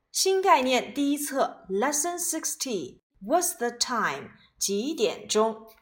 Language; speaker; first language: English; non-native, fluent; Chinese